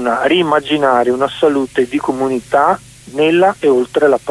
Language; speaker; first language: Italian; native; Italian